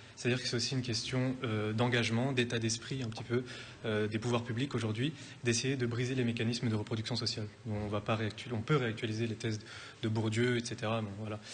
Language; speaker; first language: French; native; French